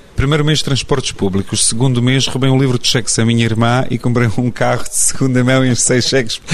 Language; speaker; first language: Portuguese; non-native, fluent; Bosnian